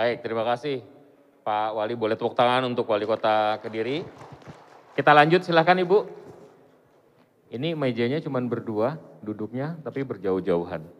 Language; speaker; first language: Indonesian; native; Indonesian